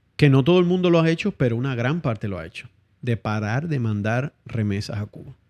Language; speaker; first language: Spanish; native; Spanish